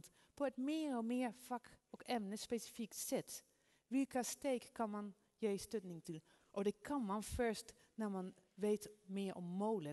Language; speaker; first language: Swedish; non-native, fluent; Dutch